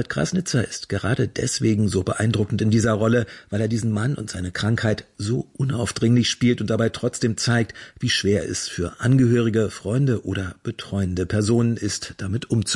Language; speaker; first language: German; native; German